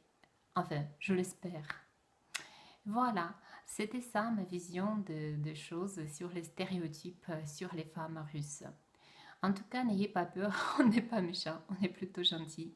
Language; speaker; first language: French; non-native, fluent; Russian